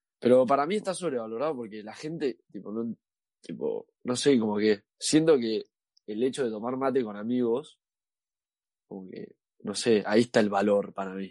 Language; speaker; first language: Spanish; native; Spanish